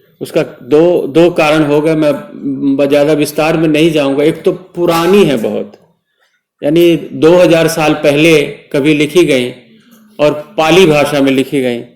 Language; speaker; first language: Hindi; native; Hindi